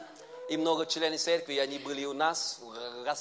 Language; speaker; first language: Russian; non-native, learner; Vietnamese